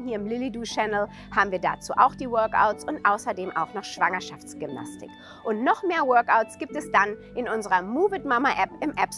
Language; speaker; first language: German; native; German